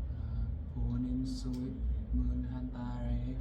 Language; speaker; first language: Korean; non-native, learner; Vietnamese